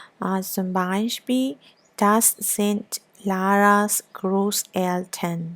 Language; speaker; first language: German; non-native, fluent; Burmese